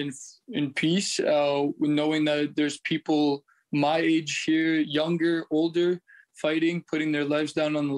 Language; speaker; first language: English; early bilingual, other home language; Ukrainian